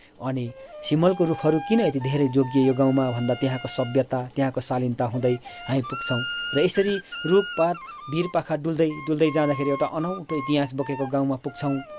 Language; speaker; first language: Nepali; non-native, local second language; Limbu